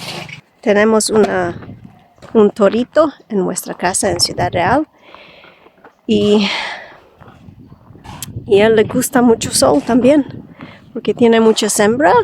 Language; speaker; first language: Spanish; non-native, learner; English